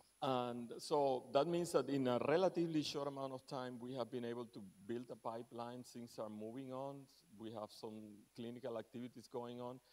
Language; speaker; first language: English; non-native, fluent; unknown